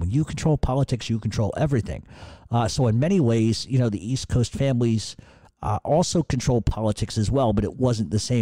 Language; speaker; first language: English; native; English